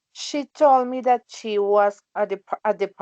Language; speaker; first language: English; non-native, learner; Spanish